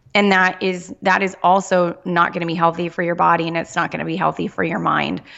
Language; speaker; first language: English; native; English